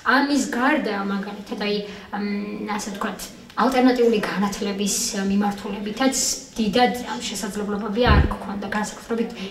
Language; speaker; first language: Georgian; non-native, local second language; Azerbaijani